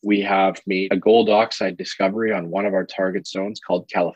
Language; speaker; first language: English; native; English